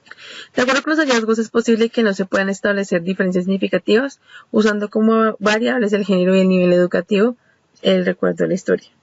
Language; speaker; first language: Spanish; native; Spanish